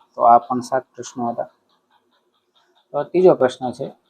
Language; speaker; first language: Hindi; non-native, local second language; Gujarati